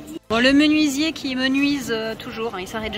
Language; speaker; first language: French; native; French